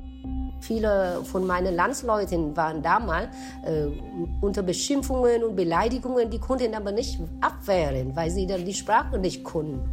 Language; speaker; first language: German; non-native, fluent; Vietnamese